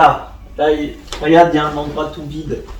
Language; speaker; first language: French; native; French